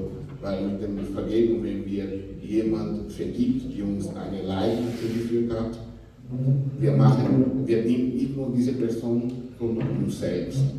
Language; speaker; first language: German; non-native, fluent; Portuguese